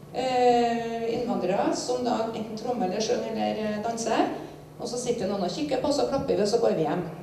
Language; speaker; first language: Norwegian; native; Norwegian